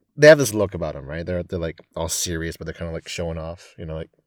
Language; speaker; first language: English; non-native, local second language; Cantonese